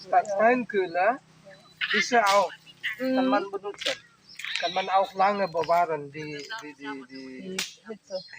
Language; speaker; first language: German; non-native, learner; Indonesian